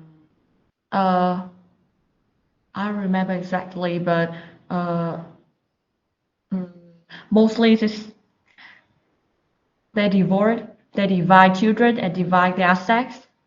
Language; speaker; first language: English; non-native, learner; Vietnamese